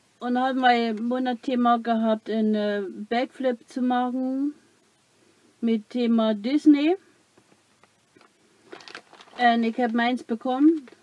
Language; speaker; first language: German; non-native, learner; Dutch